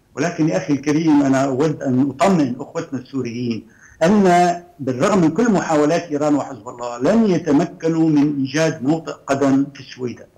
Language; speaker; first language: Arabic; native; Arabic